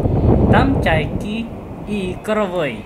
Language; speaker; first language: Russian; non-native, learner; Indonesian